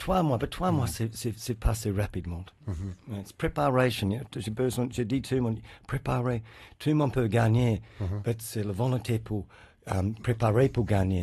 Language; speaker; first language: French; non-native, learner; English